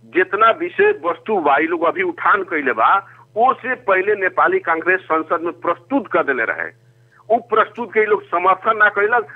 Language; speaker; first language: Bhojpuri; native; Bhojpuri